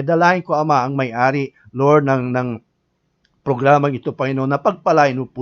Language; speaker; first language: Filipino; native; Filipino